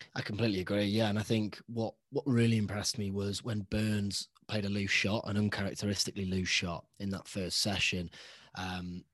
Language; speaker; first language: English; early bilingual, other home language; Hindi